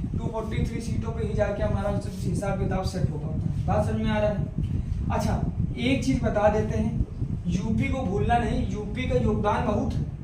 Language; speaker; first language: Hindi; native; Hindi